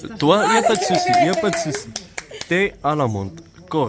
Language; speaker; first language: French; non-native, learner; Arabic